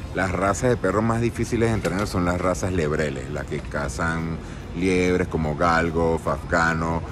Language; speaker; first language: Spanish; native; Spanish